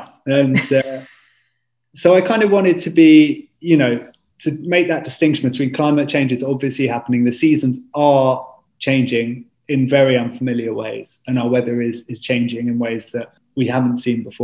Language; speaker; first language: English; native; English